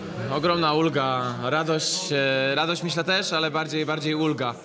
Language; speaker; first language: Polish; native; Polish